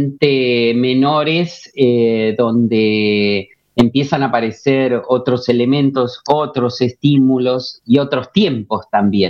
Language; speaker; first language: Spanish; native; Spanish